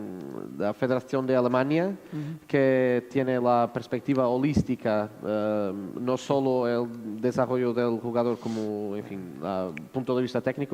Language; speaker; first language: Spanish; non-native, fluent; Portuguese